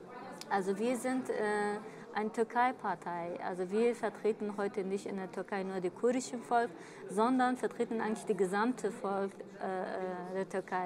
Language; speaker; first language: German; early bilingual, other home language; Kurdish